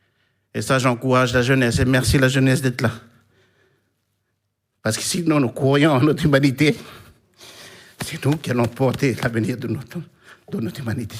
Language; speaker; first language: French; non-native, local second language; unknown